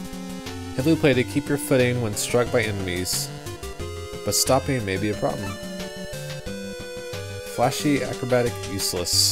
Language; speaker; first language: English; native; English